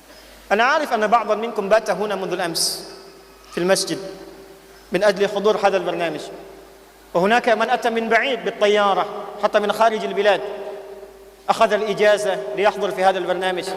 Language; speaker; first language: Arabic; non-native, fluent; Indonesian